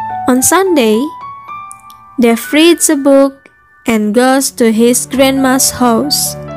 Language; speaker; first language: English; non-native, learner; Indonesian